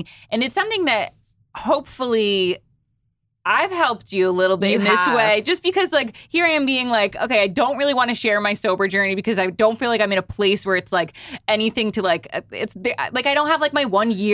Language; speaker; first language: English; native; English